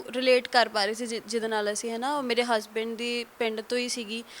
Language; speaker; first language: Punjabi; native; Punjabi